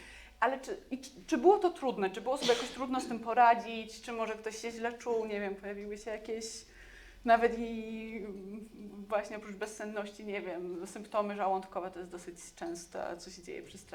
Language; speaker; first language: Polish; native; Polish